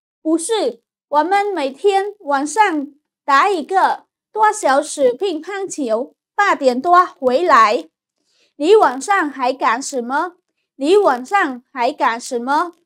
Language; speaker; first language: Chinese; non-native, fluent; Khmer